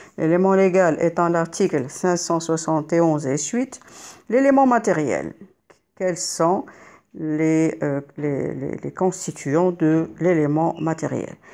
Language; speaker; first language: French; non-native, local second language; Arabic